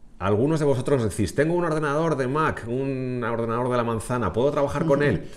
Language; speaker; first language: Spanish; native; Spanish